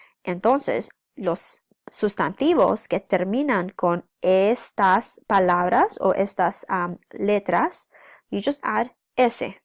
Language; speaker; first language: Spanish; non-native, fluent; English